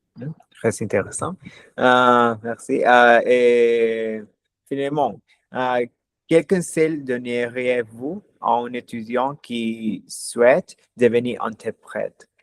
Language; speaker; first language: French; non-native, learner; German